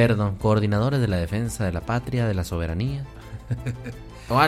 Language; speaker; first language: Spanish; native; Spanish